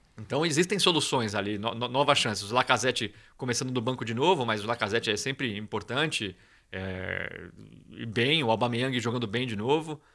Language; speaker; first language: Portuguese; native; Portuguese